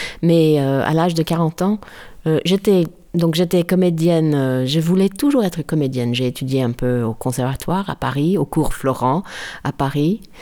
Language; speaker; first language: French; non-native, fluent; English